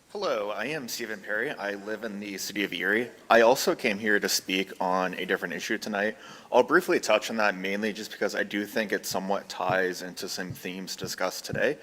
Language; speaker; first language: English; native; English